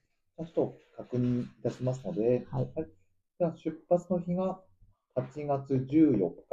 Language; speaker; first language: Japanese; native; Japanese